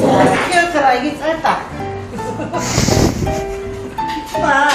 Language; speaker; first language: Korean; native; Korean